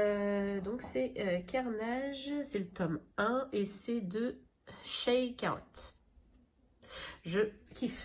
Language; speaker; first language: French; native; French